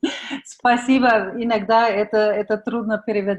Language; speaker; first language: Russian; non-native, fluent; German